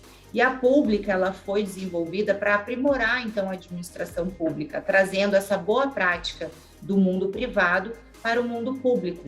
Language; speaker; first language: Portuguese; native; Portuguese